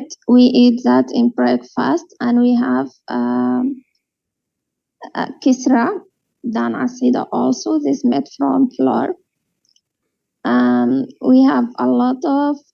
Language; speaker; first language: English; non-native, learner; Arabic